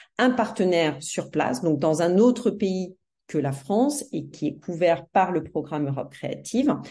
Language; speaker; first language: French; native; French